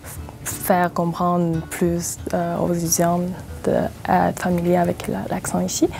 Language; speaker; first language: French; non-native, fluent; Chinese